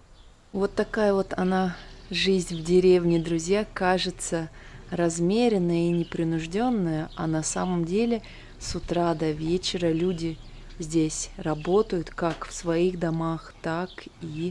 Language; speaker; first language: Russian; native; Russian